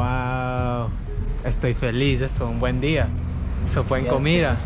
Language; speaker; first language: Spanish; non-native, learner; English